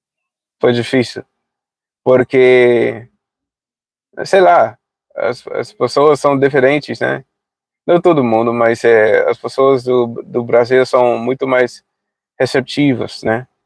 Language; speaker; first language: Portuguese; non-native, fluent; English